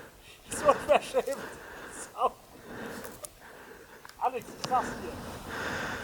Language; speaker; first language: German; native; German